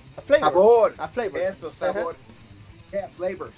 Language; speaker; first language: Spanish; early bilingual, heritage; Spanish